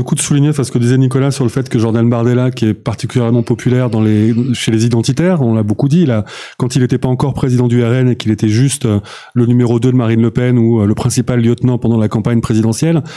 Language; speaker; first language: French; native; French